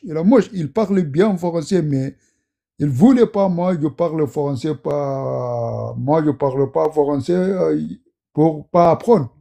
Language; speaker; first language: French; non-native, learner; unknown